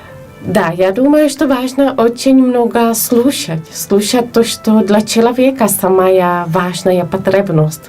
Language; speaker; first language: Russian; non-native, fluent; Polish